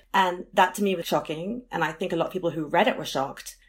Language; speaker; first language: English; native; English